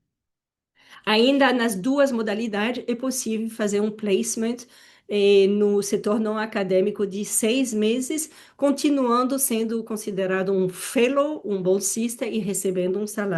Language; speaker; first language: Portuguese; non-native, fluent; French